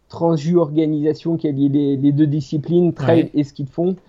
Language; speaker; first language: French; native; French